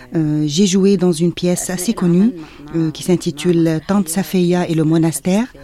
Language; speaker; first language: French; non-native, fluent; Arabic